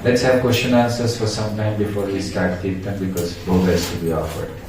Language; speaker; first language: English; non-native, local second language; Hindi